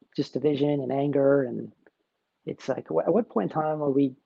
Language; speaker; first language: English; native; English